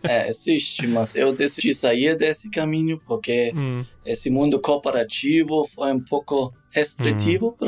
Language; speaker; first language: Portuguese; non-native, learner; German